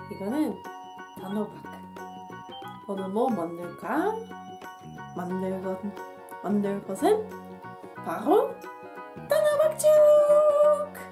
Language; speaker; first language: Korean; non-native, fluent; Dutch